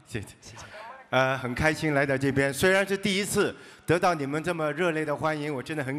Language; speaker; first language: Chinese; non-native, local second language; Cantonese